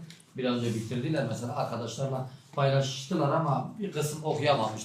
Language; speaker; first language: Turkish; native; Turkish